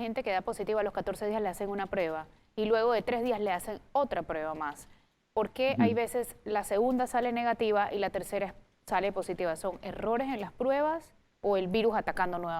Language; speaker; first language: Spanish; native; Spanish